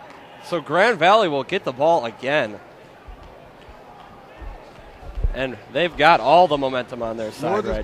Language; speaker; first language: English; native; English